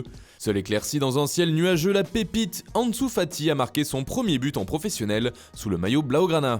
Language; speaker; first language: French; native; French